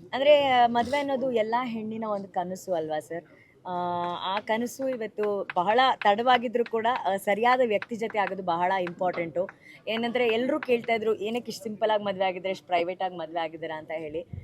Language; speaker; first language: Kannada; non-native, local second language; Tulu